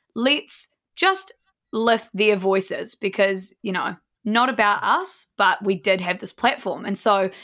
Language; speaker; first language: English; native; English